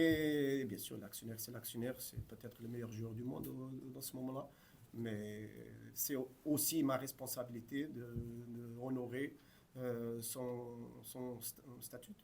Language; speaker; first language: French; non-native, fluent; Portuguese